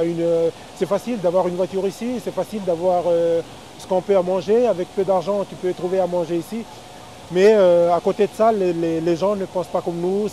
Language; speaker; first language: French; non-native, local second language; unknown